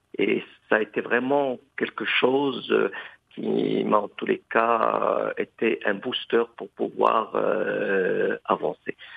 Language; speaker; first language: French; non-native, local second language; Arabic